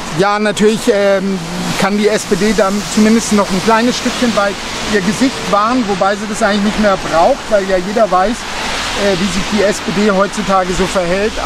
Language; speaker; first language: German; native; German